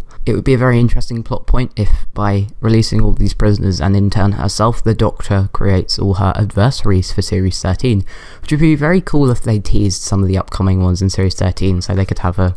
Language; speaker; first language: English; native; English